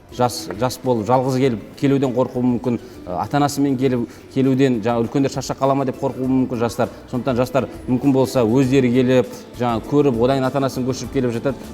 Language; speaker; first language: Kazakh; early bilingual, heritage; Kazakh